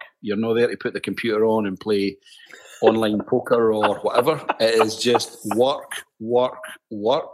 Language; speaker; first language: English; native; English